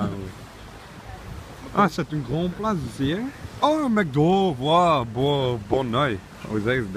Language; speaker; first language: French; non-native, learner; Dutch